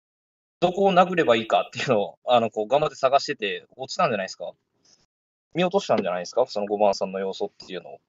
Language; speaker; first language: Japanese; native; Japanese